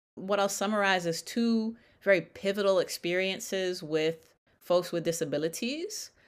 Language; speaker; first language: English; native; English